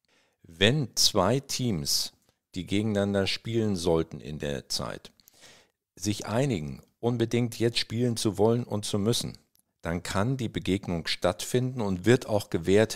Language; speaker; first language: German; native; German